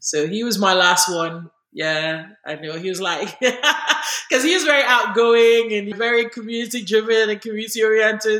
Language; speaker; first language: English; non-native, local second language; Yoruba